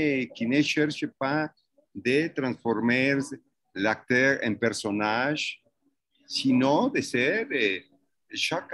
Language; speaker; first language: French; non-native, fluent; Spanish